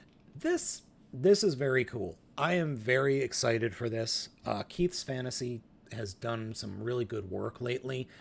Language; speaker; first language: English; native; English